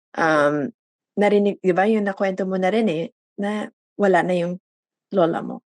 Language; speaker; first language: Filipino; native; Filipino